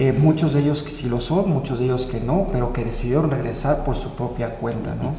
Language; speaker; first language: Spanish; early bilingual, heritage; Spanish